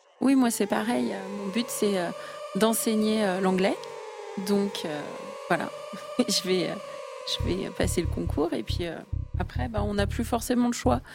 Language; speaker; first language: French; native; French